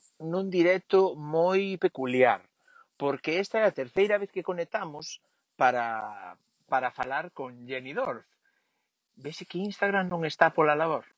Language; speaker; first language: Galician; non-native, local second language; Spanish